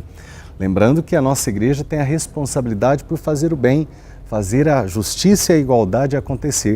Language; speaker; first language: Portuguese; native; Portuguese